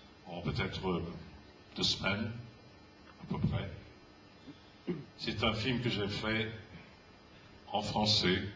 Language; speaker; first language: French; non-native, fluent; English